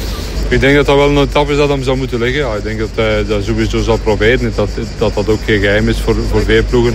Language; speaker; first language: Dutch; native; Dutch